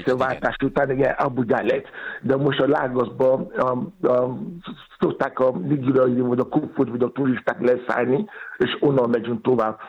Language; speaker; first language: Hungarian; non-native, learner; Yoruba